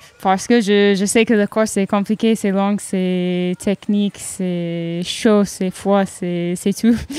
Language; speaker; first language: French; non-native, fluent; English